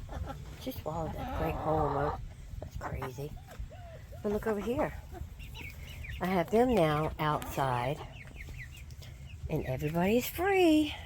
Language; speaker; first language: English; native; English